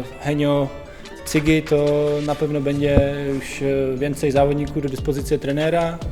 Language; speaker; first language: Polish; non-native, learner; Czech